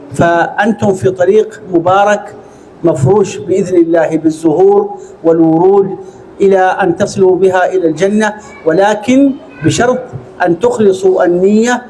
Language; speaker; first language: Arabic; native; Arabic